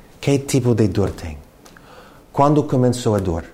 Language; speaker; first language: Portuguese; non-native, learner; English